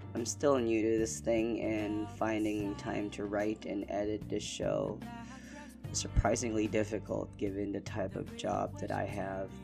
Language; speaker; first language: English; non-native, local second language; Filipino